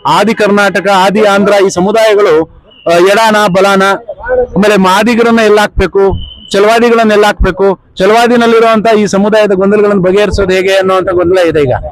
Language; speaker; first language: Kannada; non-native, local second language; Lambadi